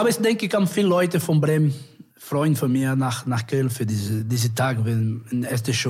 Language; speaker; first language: German; non-native, learner; Portuguese